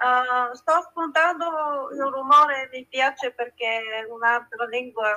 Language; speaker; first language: Italian; non-native, learner; Bulgarian